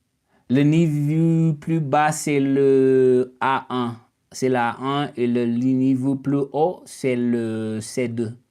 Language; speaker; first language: French; non-native, learner; English